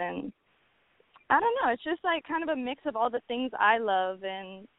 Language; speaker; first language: English; native; English